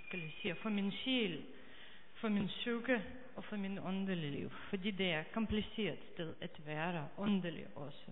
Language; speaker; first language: Danish; non-native, fluent; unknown